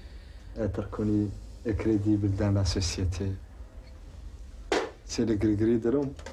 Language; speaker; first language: French; non-native, learner; Arabic